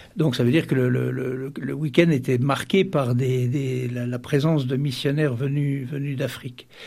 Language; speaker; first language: French; native; French